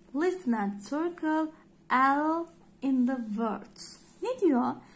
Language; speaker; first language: English; non-native, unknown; Turkish